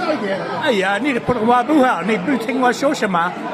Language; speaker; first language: Chinese; non-native, learner; English